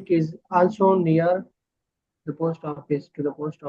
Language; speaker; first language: English; non-native, learner; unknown